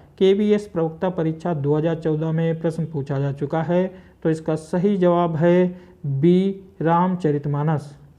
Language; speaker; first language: Hindi; native; Hindi